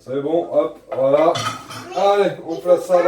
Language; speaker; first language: French; native; French